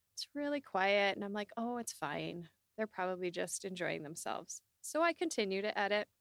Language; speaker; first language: English; native; English